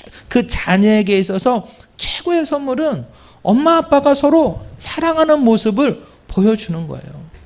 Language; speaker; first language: Korean; native; Korean